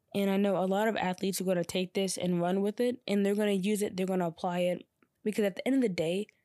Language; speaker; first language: English; native; English